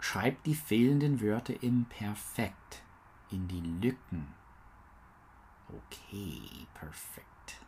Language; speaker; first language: German; non-native, learner; English